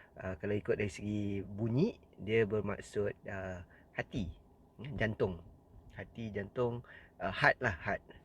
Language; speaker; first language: Malay; native; Malay